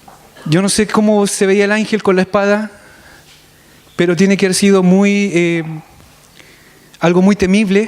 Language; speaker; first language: Spanish; native; Spanish